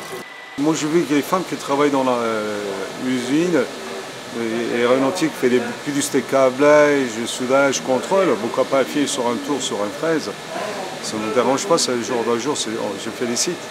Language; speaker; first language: French; native; French